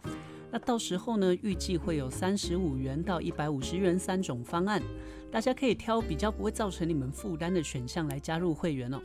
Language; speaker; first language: Chinese; native; Chinese